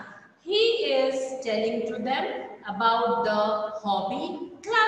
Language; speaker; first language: English; non-native, local second language; Hindi